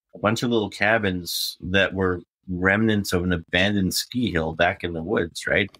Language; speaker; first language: English; native; English